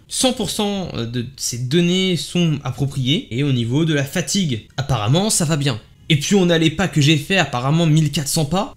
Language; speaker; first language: French; native; French